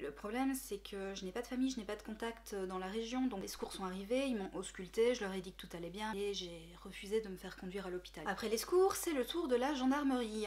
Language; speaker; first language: French; native; French